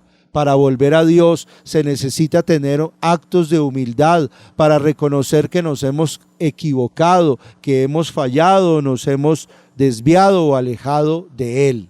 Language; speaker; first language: Spanish; native; Spanish